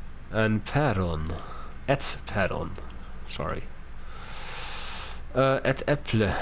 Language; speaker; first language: Swedish; non-native, learner; English